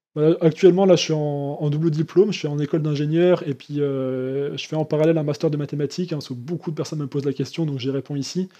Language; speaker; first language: French; native; French